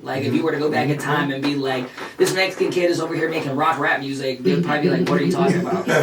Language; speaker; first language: English; early bilingual, other home language; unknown